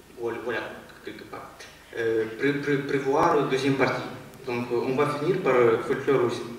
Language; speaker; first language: French; non-native, learner; Russian